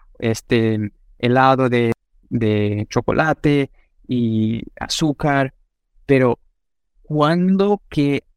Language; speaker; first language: Spanish; non-native, fluent; Portuguese